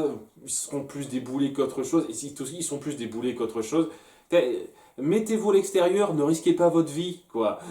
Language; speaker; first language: French; native; French